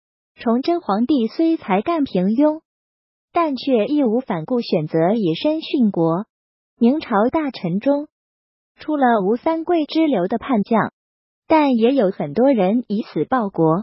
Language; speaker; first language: Chinese; native; Chinese